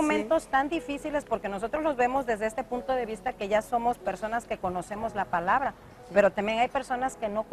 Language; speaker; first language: Spanish; native; Spanish